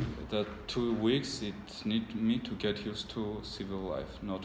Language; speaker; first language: English; non-native, learner; Armenian